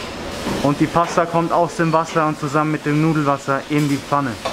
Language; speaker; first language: German; native; German